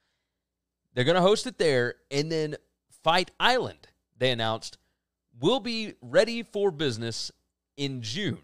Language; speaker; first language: English; native; English